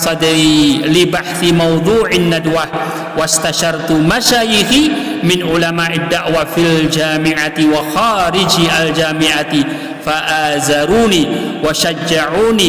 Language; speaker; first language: Arabic; non-native, fluent; Indonesian